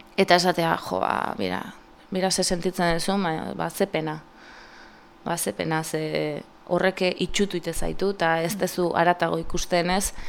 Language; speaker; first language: Basque; native; Basque